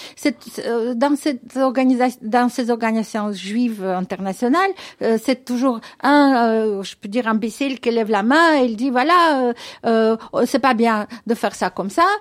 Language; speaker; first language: French; non-native, fluent; Russian